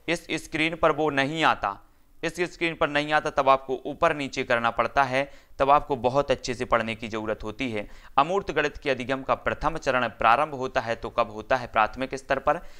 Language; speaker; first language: Hindi; native; Hindi